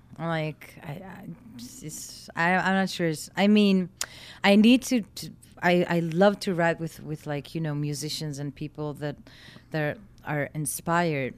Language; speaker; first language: English; non-native, fluent; Hebrew